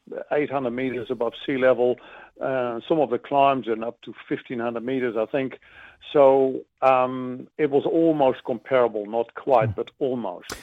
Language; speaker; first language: English; non-native, fluent; Dutch